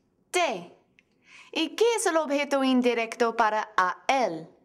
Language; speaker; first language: Spanish; non-native, fluent; English